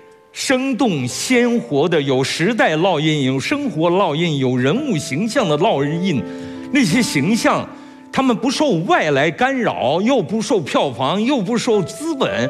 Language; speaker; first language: Chinese; native; Chinese